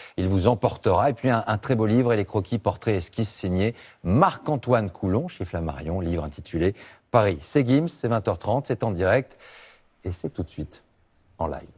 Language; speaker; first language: French; native; French